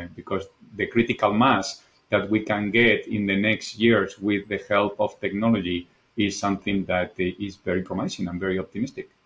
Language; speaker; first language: English; non-native, fluent; Spanish